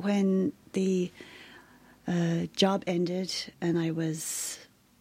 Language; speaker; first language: English; native; English